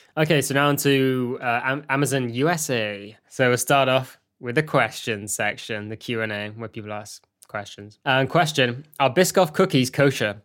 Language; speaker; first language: English; native; English